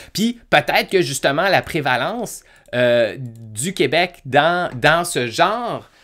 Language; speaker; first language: French; native; French